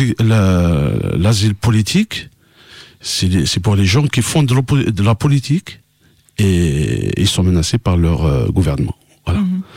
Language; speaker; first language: French; non-native, local second language; Kabyle